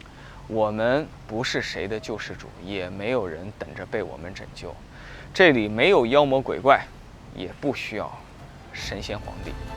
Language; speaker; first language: Chinese; native; Chinese